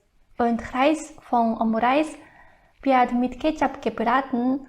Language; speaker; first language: German; non-native, fluent; Japanese